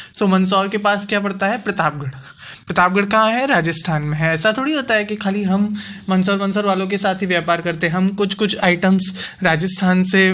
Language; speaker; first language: Hindi; non-native, local second language; Gujarati